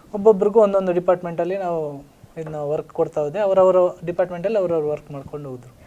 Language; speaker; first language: Kannada; non-native, local second language; Tulu